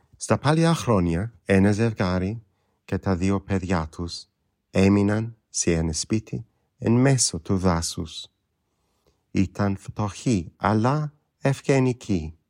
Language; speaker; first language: Greek; non-native, fluent; English